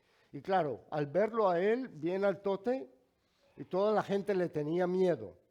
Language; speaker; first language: Spanish; native; Spanish